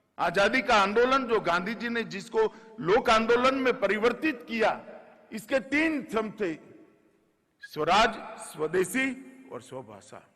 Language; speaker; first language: Hindi; non-native, local second language; Gujarati